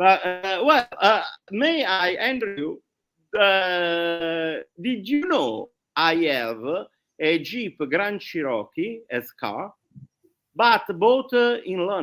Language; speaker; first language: English; non-native, learner; Italian